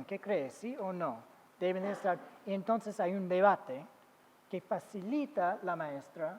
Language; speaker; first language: Spanish; non-native, fluent; English